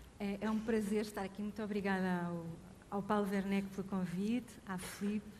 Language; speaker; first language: Portuguese; native; Portuguese